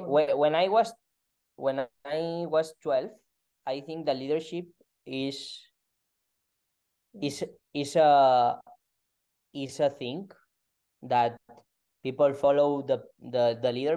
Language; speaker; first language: English; non-native, learner; Spanish